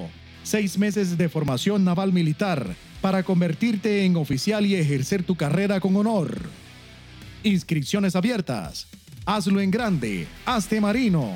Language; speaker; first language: Spanish; native; Spanish